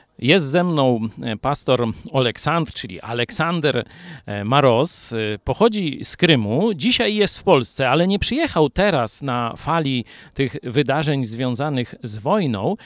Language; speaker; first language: Polish; native; Polish